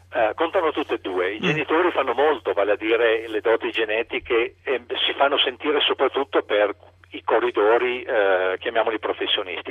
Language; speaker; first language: Italian; native; Italian